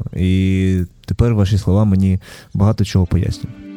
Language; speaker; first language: Ukrainian; native; Ukrainian